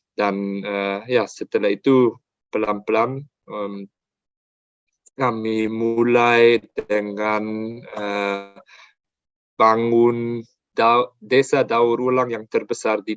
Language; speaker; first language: Indonesian; non-native, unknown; German